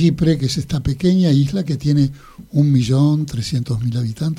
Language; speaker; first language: Spanish; native; Spanish